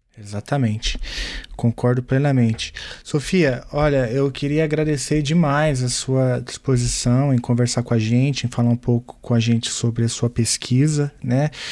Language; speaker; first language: Portuguese; native; Portuguese